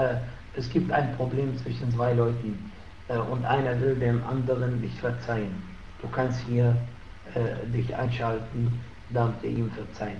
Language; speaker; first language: German; non-native, fluent; Arabic